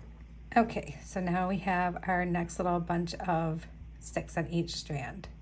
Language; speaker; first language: English; native; English